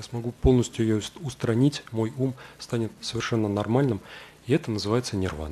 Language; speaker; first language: Russian; native; Russian